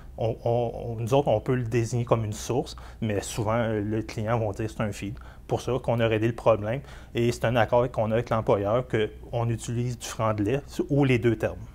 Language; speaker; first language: French; native; French